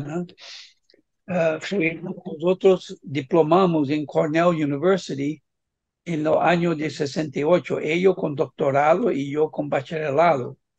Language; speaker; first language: Spanish; non-native, fluent; Portuguese